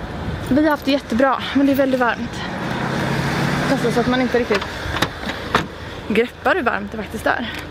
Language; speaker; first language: Swedish; native; Swedish